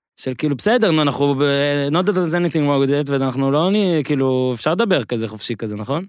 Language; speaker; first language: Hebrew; native; Hebrew